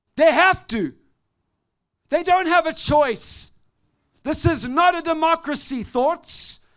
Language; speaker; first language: English; native; English